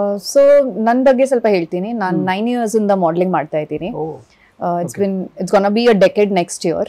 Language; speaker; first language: Kannada; early bilingual, other home language; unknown